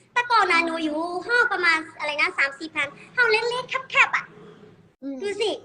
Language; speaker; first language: Thai; non-native, fluent; Burmese